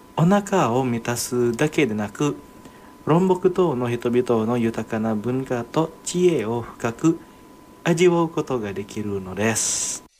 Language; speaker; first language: Japanese; non-native, fluent; Indonesian